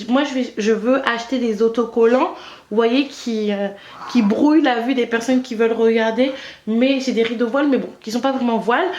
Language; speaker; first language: French; native; French